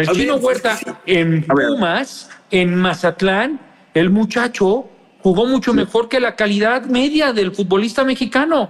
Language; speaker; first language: Spanish; native; Spanish